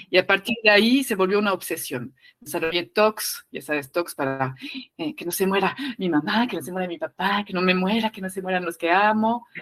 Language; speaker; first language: Spanish; non-native, fluent; French